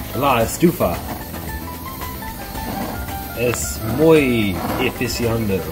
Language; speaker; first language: Spanish; non-native, learner; English